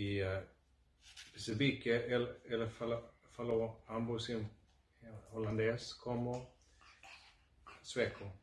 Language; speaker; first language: Portuguese; non-native, fluent; Swedish